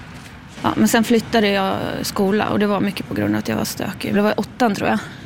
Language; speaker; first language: Swedish; native; Swedish